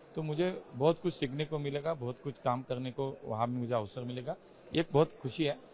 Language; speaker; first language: Hindi; non-native, local second language; Marathi